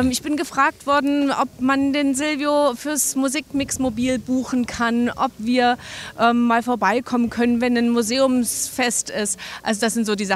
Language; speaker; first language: German; native; German